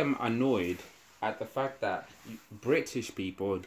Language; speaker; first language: English; non-native, local second language; Shona